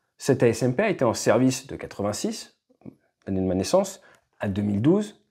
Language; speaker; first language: French; native; French